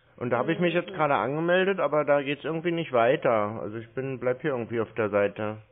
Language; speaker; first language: German; native; German